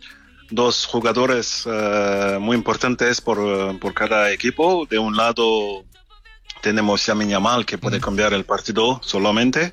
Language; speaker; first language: Spanish; non-native, fluent; French